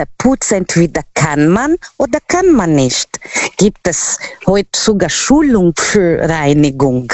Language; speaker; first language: German; non-native, learner; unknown